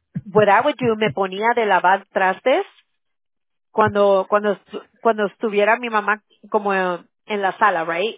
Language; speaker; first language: Spanish; early bilingual, heritage; Spanish